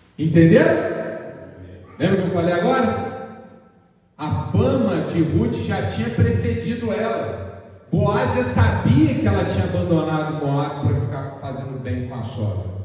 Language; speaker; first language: Portuguese; native; Portuguese